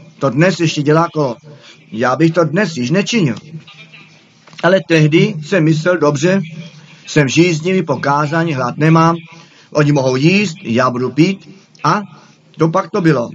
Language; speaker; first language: Czech; non-native, fluent; German